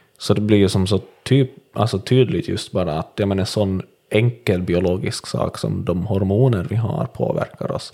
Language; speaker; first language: Swedish; native; Swedish